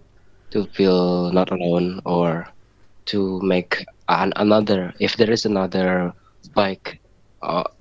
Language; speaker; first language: English; non-native, learner; Indonesian